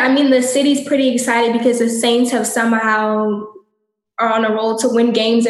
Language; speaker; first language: English; native; English